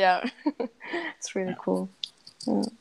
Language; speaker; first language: English; non-native, fluent; Russian